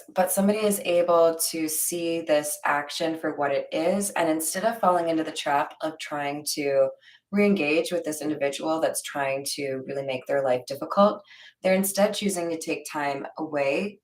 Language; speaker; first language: English; native; English